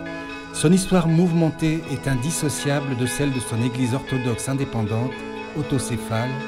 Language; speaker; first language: French; native; French